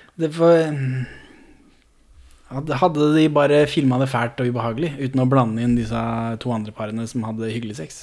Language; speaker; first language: Norwegian; native; Norwegian